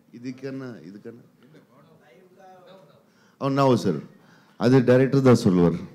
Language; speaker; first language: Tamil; non-native, learner; Telugu